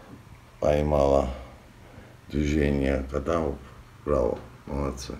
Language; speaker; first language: Russian; non-native, fluent; Georgian